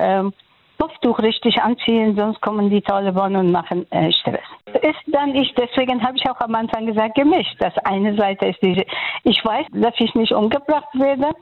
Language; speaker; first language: German; non-native, fluent; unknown